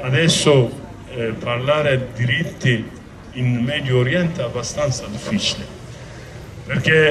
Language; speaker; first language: Italian; non-native, learner; Kurdish